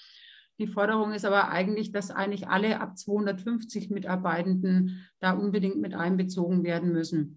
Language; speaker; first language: German; native; German